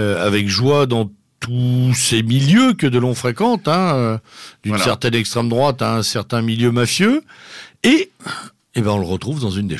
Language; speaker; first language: French; native; French